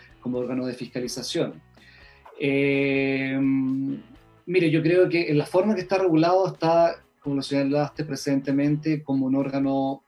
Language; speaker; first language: Spanish; native; Spanish